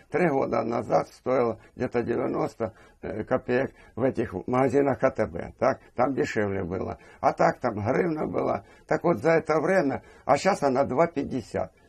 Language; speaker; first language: Russian; native; Russian